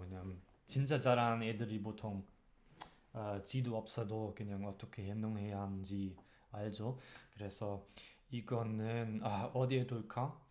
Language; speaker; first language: Korean; non-native, learner; German